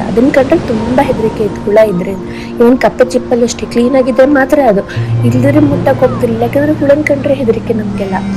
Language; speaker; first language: Kannada; native; Kannada